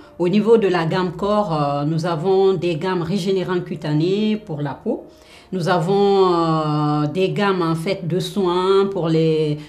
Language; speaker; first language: French; non-native, local second language; Fula